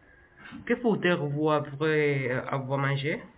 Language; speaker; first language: French; non-native, learner; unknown